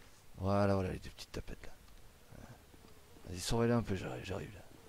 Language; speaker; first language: French; native; French